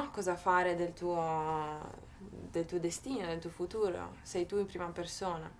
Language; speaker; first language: Italian; native; Italian